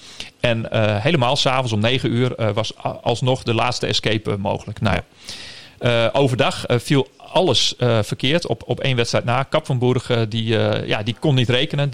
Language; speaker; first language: Dutch; native; Dutch